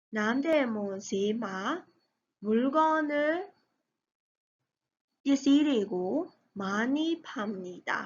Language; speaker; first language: Korean; non-native, learner; Burmese